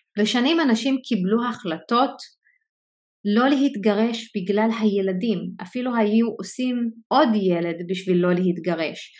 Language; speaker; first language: Hebrew; non-native, local second language; Arabic